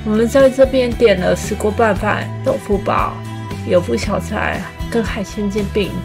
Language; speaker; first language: Chinese; native; Chinese